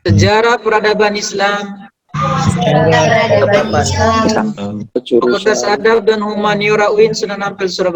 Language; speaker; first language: Malay; native; Malay